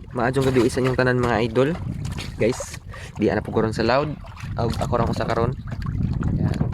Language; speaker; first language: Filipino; non-native, local second language; Cebuano